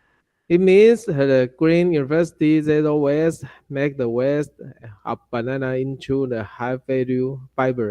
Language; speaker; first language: English; non-native, learner; Chinese